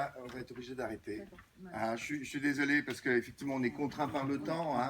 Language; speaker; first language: French; native; French